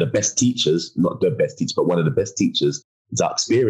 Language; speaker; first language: English; native; English